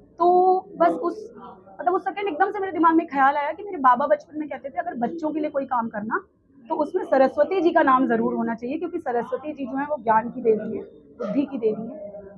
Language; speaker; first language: Hindi; native; Hindi